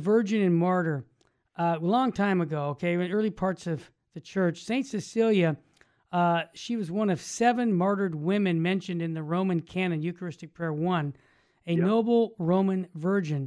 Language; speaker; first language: English; native; English